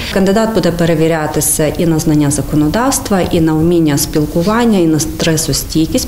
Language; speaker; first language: Ukrainian; native; Ukrainian